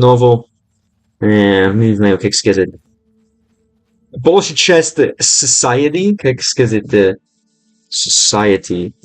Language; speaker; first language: Russian; non-native, learner; English